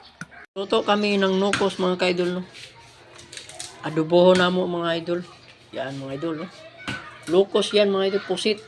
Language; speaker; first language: Filipino; non-native, local second language; Cebuano